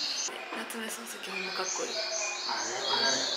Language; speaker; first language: Japanese; native; Japanese